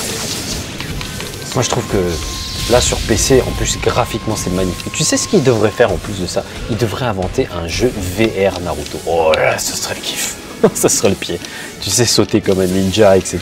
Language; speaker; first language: French; early bilingual, other home language; Vietnamese